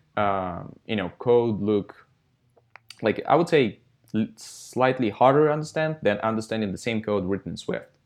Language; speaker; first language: English; non-native, fluent; Russian